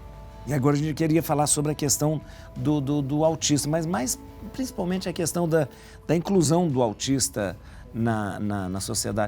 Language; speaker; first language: Portuguese; native; Portuguese